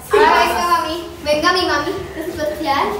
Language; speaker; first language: Spanish; native; Spanish